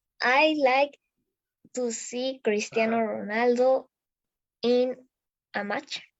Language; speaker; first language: English; non-native, learner; Spanish